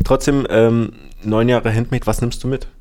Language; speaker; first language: German; native; German